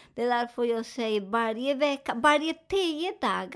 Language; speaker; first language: Swedish; non-native, fluent; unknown